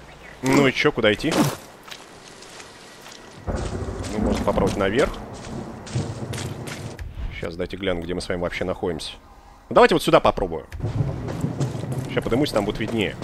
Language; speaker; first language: Russian; native; Russian